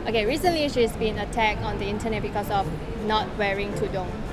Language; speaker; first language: English; non-native, local second language; Chinese